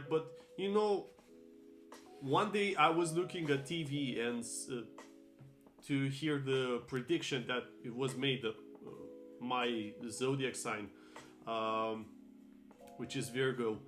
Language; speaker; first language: English; non-native, fluent; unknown